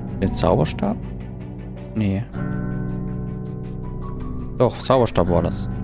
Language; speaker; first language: German; native; German